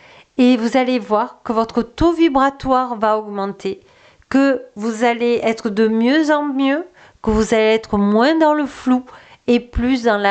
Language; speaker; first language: French; native; French